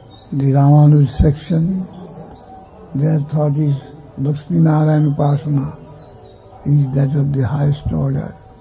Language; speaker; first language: English; non-native, local second language; Bangla